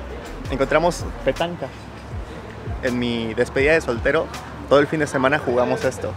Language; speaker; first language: Spanish; native; Spanish